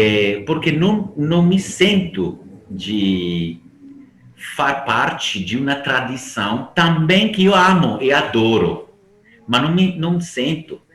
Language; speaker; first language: Portuguese; non-native, fluent; Italian